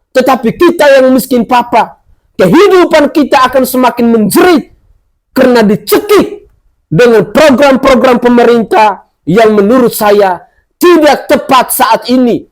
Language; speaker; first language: Indonesian; native; Indonesian